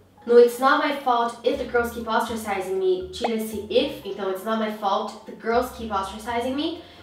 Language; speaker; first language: English; non-native, fluent; Portuguese